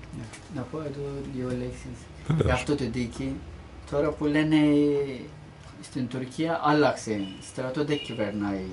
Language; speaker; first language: Greek; non-native, learner; Turkish